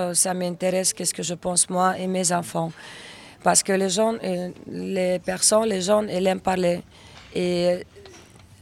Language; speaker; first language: French; non-native, fluent; Russian